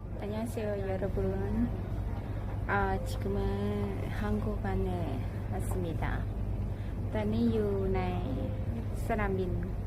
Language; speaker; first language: Korean; non-native, learner; Lao